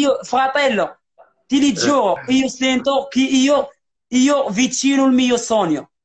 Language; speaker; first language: Italian; non-native, learner; Arabic